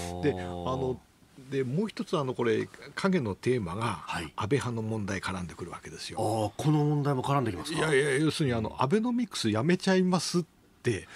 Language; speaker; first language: Japanese; native; Japanese